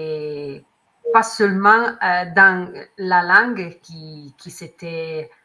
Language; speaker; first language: French; non-native, learner; Italian